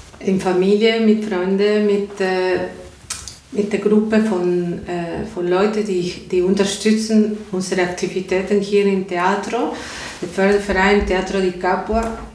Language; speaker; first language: German; non-native, learner; Spanish